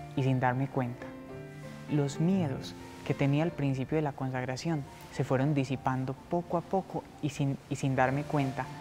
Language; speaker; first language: Spanish; native; Spanish